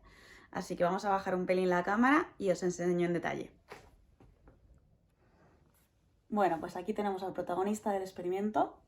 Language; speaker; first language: Spanish; native; Spanish